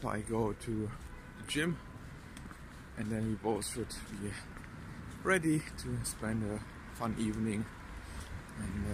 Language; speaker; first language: English; non-native, fluent; German